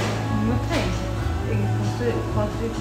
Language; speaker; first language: Korean; non-native, fluent; German